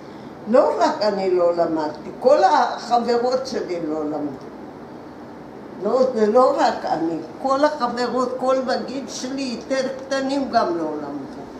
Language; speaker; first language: Hebrew; early bilingual, other home language; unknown